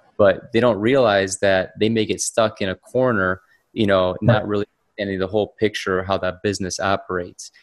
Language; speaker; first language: English; native; English